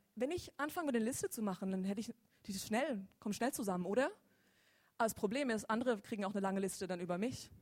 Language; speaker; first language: German; native; German